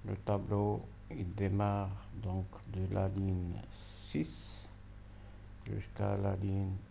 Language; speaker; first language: French; non-native, local second language; Arabic